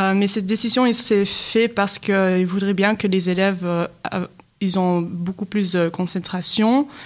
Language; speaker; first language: French; non-native, local second language; Dutch